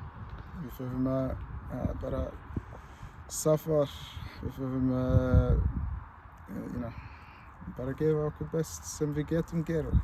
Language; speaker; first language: Icelandic; non-native, learner; English